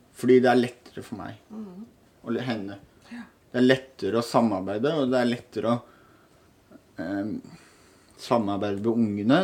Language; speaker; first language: Norwegian; native; Norwegian